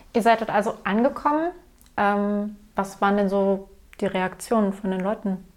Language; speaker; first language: German; native; German